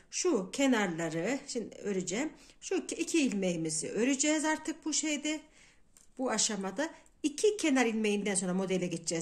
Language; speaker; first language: Turkish; native; Turkish